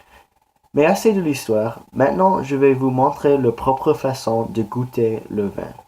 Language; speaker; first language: French; non-native, learner; English